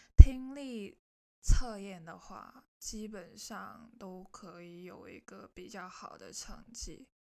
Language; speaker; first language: Chinese; non-native, local second language; Cantonese